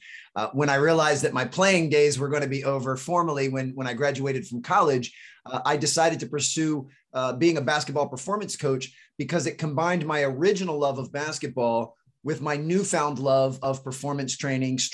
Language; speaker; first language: English; native; English